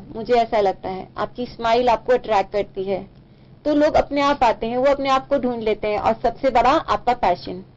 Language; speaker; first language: Hindi; native; Hindi